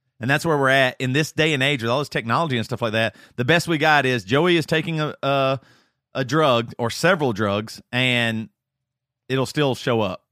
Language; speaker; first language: English; native; English